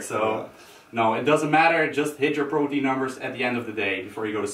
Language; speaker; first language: English; non-native, fluent; Dutch